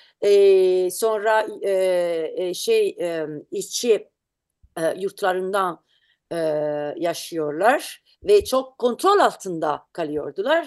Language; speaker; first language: Turkish; non-native, learner; Italian